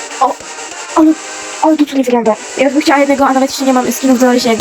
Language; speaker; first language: Polish; native; Polish